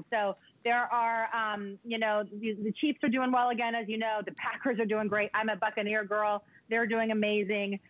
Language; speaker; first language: English; native; English